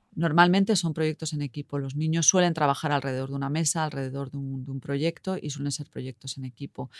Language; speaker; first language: Spanish; native; Spanish